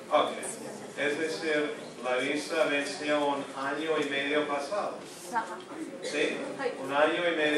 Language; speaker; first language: Spanish; non-native, fluent; English